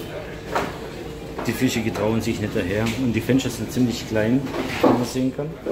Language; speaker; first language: German; native; German